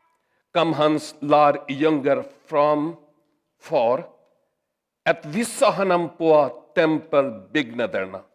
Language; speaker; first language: Swedish; non-native, learner; Urdu